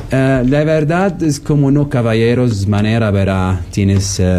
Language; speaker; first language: Spanish; non-native, learner; Arabic